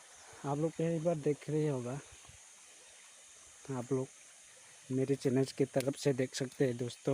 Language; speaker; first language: Hindi; non-native, local second language; Kok Borok